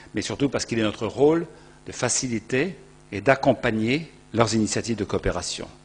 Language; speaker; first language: French; native; French